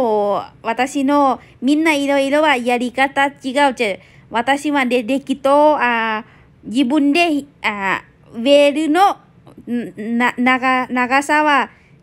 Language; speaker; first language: Japanese; non-native, learner; Thai